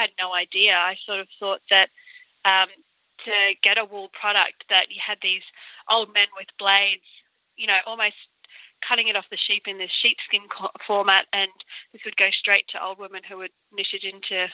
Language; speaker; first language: English; native; English